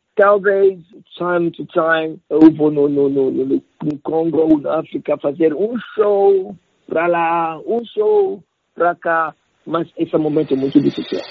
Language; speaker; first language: Portuguese; non-native, learner; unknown